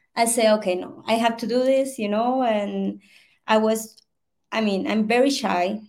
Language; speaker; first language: English; non-native, fluent; Spanish